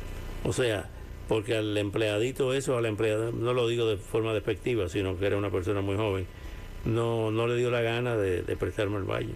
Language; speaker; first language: Spanish; native; Spanish